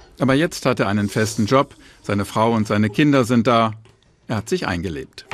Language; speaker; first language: German; native; German